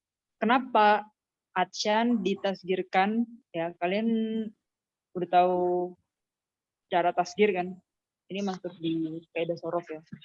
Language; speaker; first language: Indonesian; native; Indonesian